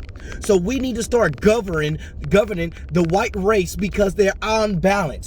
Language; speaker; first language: English; native; English